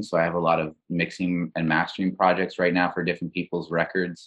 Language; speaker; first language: English; native; English